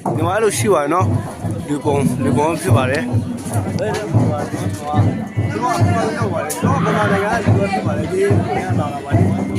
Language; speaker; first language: Burmese; non-native, local second language; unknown